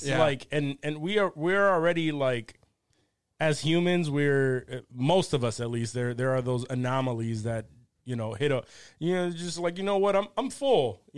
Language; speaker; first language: English; early bilingual, other home language; Spanish